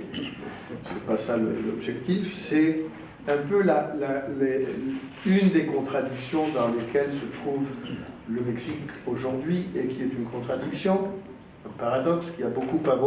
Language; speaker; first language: French; non-native, fluent; Spanish